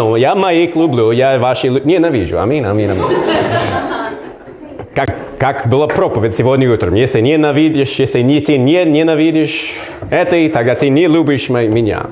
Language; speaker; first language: Russian; non-native, learner; English